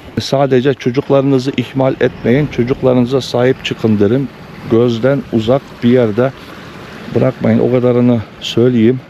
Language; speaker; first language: Turkish; early bilingual, heritage; Turkish